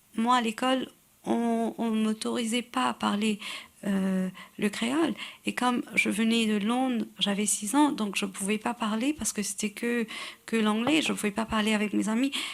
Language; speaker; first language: French; non-native, local second language; Morisyen